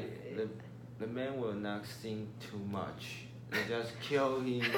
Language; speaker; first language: English; non-native, learner; Chinese